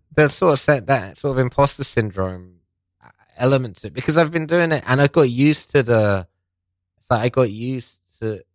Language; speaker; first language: English; non-native, local second language; Persian